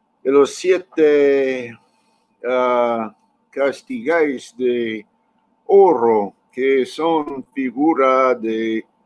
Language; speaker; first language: Spanish; non-native, fluent; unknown